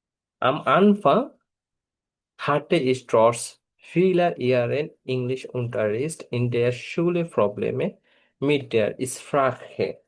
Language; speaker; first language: German; non-native, fluent; Bangla